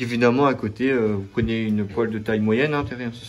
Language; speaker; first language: French; native; French